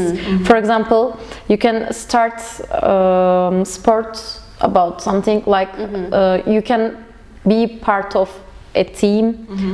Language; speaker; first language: English; non-native, learner; Turkish